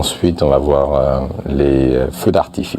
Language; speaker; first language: French; native; French